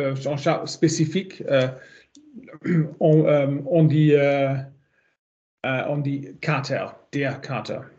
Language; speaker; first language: French; non-native, learner; German